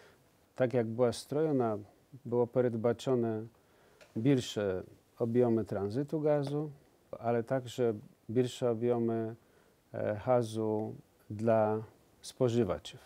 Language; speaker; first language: Ukrainian; non-native, learner; Polish